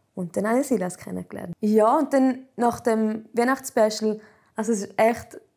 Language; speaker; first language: German; native; German